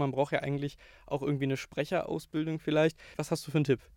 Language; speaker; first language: German; native; German